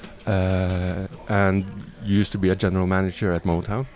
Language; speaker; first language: English; non-native, fluent; Norwegian